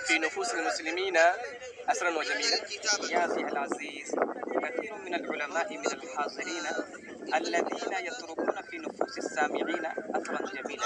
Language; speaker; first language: Arabic; non-native, learner; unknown